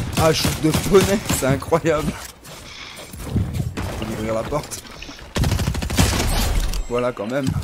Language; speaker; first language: French; native; French